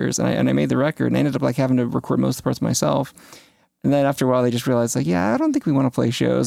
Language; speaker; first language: English; native; English